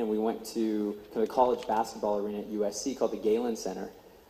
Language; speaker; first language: English; native; English